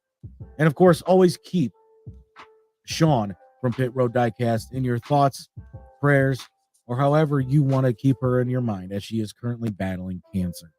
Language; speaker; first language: English; native; English